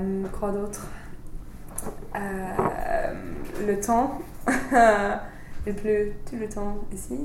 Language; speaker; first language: French; non-native, fluent; English